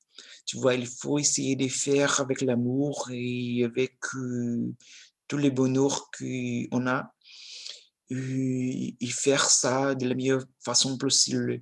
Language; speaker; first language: French; non-native, learner; Portuguese